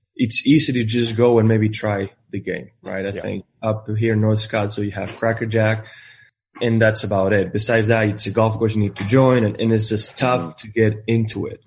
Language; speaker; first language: English; non-native, fluent; Spanish